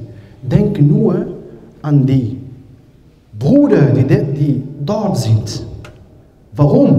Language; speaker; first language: German; non-native, learner; Arabic